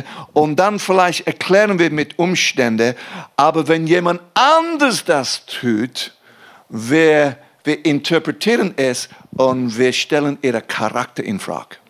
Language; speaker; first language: German; non-native, fluent; English